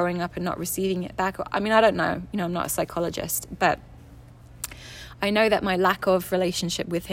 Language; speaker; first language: English; native; English